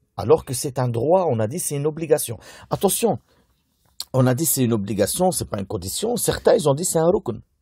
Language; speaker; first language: French; native; French